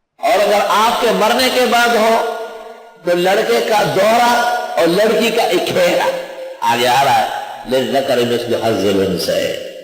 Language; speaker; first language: Urdu; non-native, local second language; Pashto